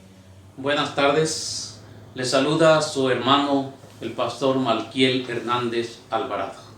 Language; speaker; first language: Spanish; native; Spanish